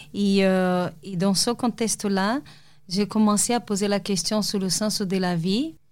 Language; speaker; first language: French; non-native, fluent; Portuguese